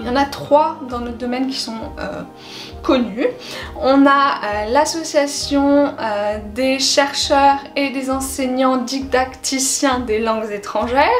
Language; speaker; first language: French; native; French